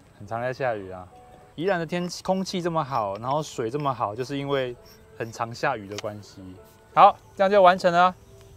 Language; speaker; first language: Chinese; native; Chinese